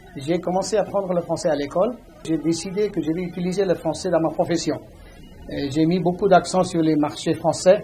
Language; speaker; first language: French; non-native, fluent; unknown